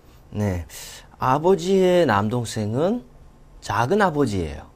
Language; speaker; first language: Korean; non-native, fluent; Russian